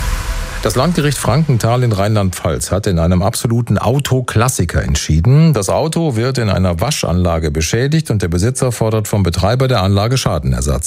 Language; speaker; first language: German; native; German